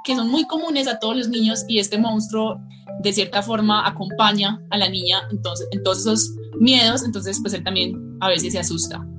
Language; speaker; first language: Spanish; native; Spanish